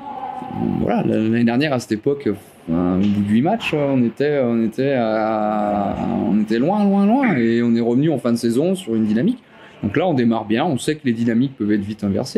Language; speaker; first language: French; native; French